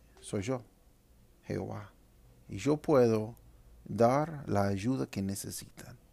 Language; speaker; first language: Spanish; non-native, fluent; English